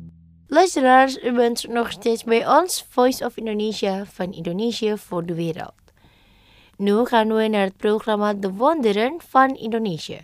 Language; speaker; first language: Dutch; non-native, learner; Indonesian